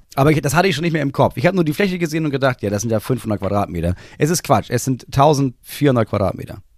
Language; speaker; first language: German; native; German